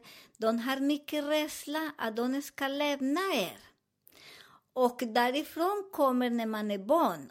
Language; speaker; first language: Swedish; non-native, learner; Spanish